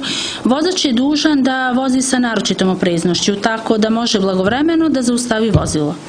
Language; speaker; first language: Croatian; native; Croatian